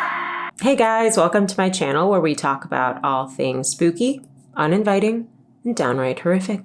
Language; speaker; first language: English; native; English